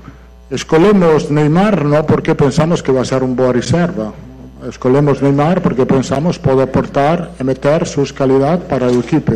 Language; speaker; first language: Portuguese; non-native, fluent; Italian